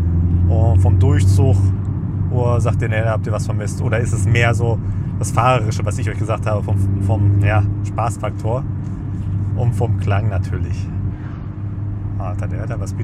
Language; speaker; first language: German; native; German